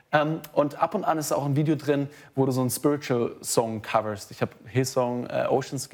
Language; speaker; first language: German; native; German